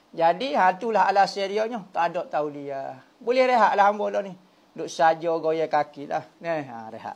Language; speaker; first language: Malay; native; Malay